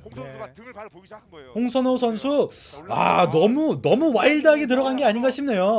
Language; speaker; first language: Korean; native; Korean